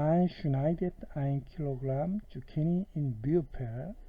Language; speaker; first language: German; non-native, fluent; Korean